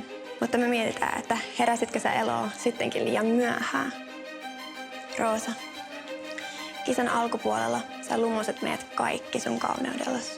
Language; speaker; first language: Finnish; native; Finnish